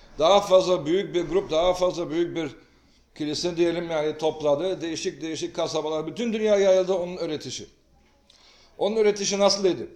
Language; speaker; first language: Turkish; native; Turkish